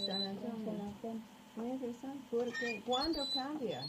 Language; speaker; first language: Spanish; non-native, learner; English